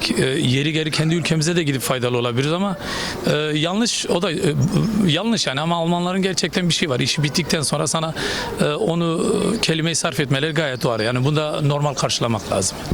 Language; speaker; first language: Turkish; early bilingual, other home language; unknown